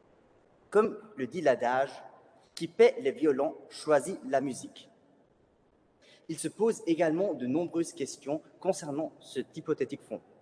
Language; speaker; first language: French; native; French